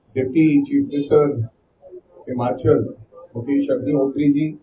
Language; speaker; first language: Hindi; non-native, local second language; Punjabi